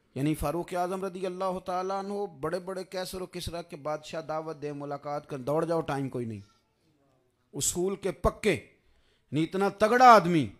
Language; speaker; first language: Urdu; non-native, local second language; Punjabi